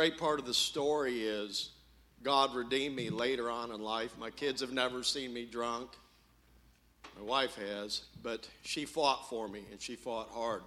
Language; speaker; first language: English; native; English